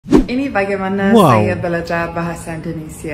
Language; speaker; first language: Indonesian; non-native, learner; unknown